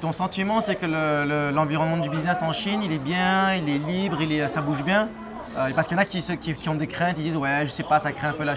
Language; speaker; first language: French; native; French